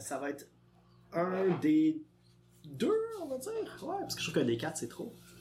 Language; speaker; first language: French; native; French